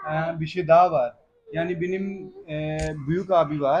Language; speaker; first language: Turkish; non-native, learner; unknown